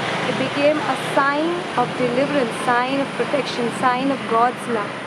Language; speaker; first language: English; non-native, local second language; Malayalam